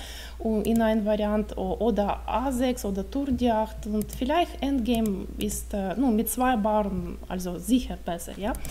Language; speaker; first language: German; non-native, learner; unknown